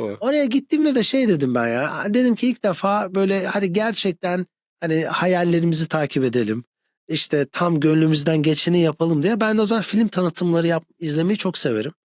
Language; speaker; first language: Turkish; early bilingual, other home language; English